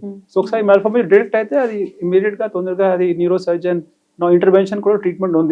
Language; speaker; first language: Telugu; non-native, fluent; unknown